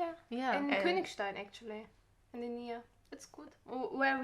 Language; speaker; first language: English; non-native, learner; German